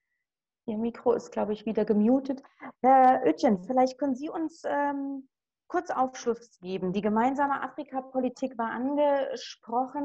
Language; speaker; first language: German; native; German